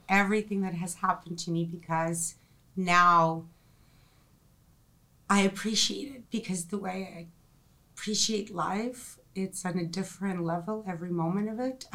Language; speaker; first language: English; non-native, fluent; Ukrainian